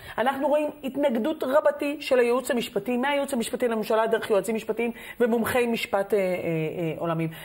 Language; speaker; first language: Hebrew; native; Hebrew